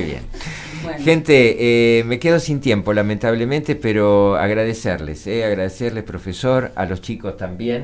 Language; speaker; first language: Spanish; native; Spanish